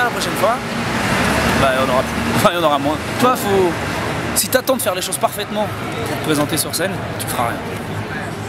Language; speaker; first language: French; native; French